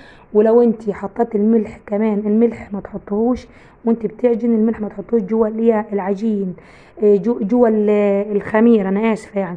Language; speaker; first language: Arabic; native; Arabic